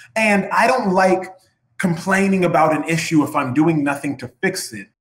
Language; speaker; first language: English; native; English